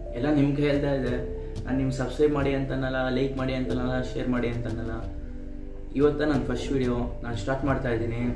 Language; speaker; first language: Kannada; non-native, local second language; Telugu